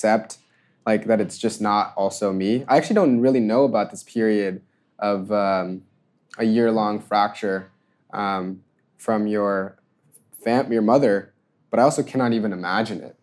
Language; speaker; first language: English; native; English